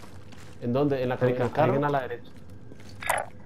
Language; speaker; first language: Spanish; native; Spanish